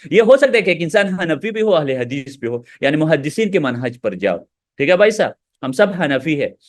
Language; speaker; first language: Urdu; non-native, local second language; Pashto